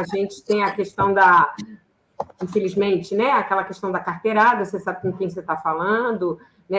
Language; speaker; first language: Portuguese; native; Portuguese